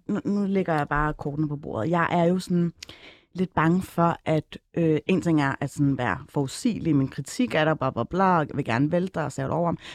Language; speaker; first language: Danish; early bilingual, other home language; Turkish